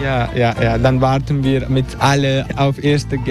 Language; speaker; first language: German; non-native, learner; Turkish